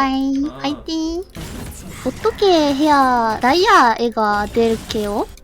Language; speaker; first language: Korean; non-native, learner; Japanese